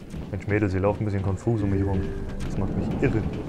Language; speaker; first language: German; native; German